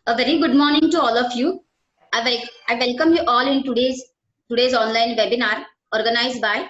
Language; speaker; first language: English; non-native, local second language; Marathi